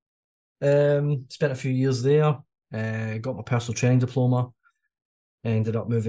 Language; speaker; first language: English; native; English